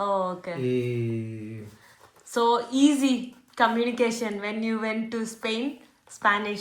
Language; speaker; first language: English; non-native, local second language; Malayalam